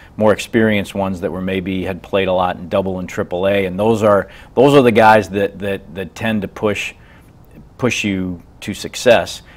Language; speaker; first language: English; native; English